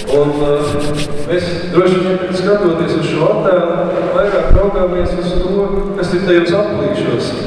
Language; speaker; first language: Latvian; native; Latvian